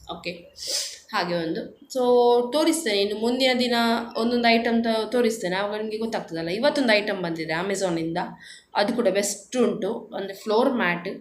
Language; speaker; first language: Kannada; non-native, local second language; Konkani